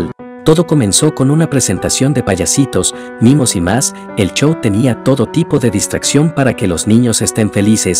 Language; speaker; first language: Spanish; native; Spanish